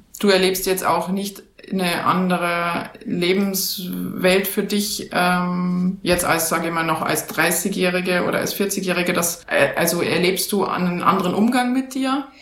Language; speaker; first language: German; native; German